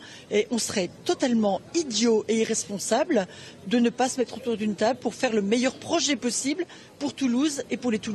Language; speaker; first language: French; native; French